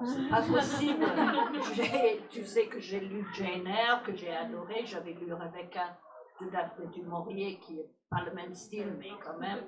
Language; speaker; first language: French; non-native, fluent; English